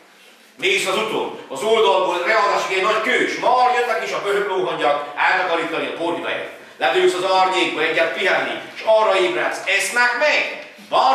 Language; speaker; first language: Hungarian; native; Hungarian